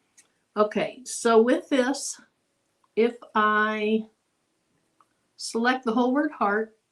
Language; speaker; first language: English; native; English